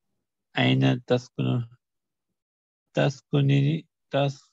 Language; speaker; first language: Arabic; non-native, learner; Urdu